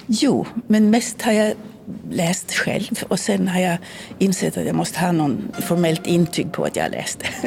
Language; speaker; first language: Swedish; early bilingual, heritage; Swedish